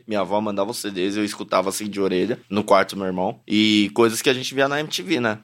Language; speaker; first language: Portuguese; early bilingual, other home language; Korean